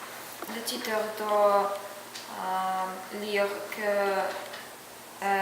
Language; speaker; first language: French; non-native, learner; Ukrainian